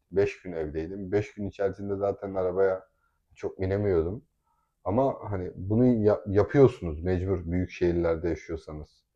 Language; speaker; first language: Turkish; native; Turkish